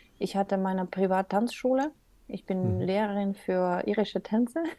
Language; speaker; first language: German; non-native, learner; Russian